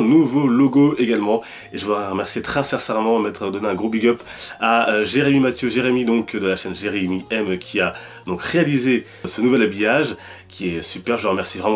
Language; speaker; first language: French; native; French